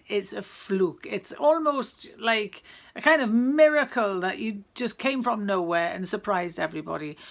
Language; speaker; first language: English; native; English